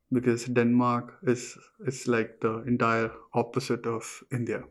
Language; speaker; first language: English; non-native, local second language; Malayalam